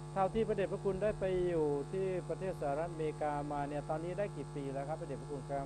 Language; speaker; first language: Thai; native; Thai